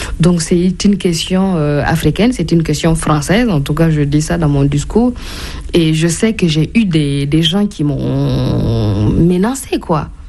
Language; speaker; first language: French; non-native, local second language; Mossi